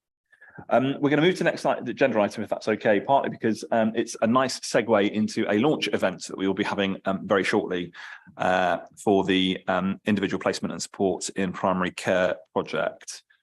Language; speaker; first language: English; native; English